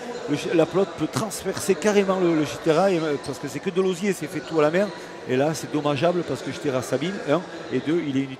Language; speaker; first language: French; native; French